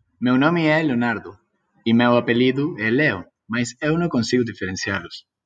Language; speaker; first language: Portuguese; non-native, learner; Spanish